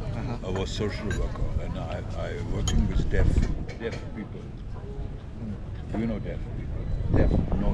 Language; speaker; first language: English; non-native, learner; German